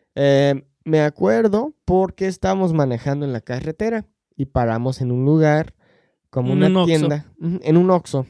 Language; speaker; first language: Spanish; non-native, fluent; English